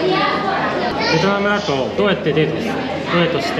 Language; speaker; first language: Japanese; native; Japanese